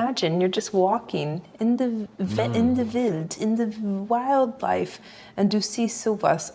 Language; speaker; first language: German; non-native, fluent; English